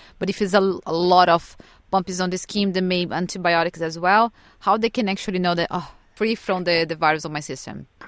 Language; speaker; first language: English; non-native, fluent; Portuguese